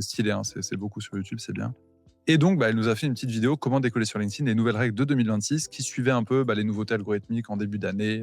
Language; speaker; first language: French; native; French